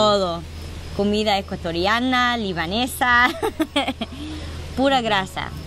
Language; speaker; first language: Spanish; early bilingual, heritage; Spanish